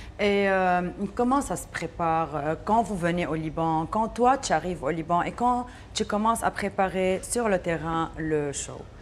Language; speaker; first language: French; non-native, local second language; Arabic